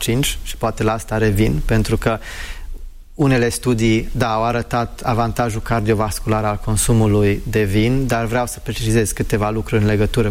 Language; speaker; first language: Romanian; non-native, fluent; English